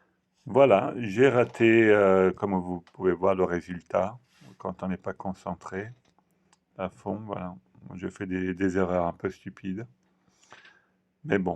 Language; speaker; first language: French; non-native, fluent; Italian